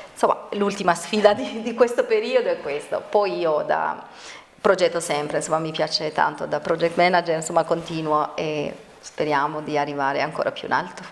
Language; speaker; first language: Italian; non-native, fluent; Albanian